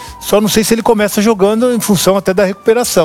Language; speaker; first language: Portuguese; native; Portuguese